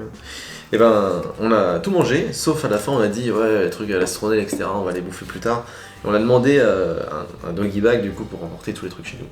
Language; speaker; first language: French; native; French